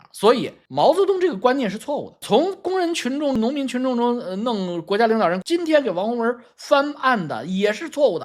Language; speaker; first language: Chinese; native; Chinese